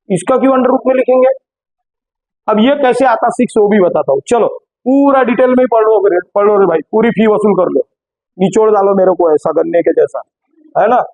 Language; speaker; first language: Hindi; non-native, local second language; Marathi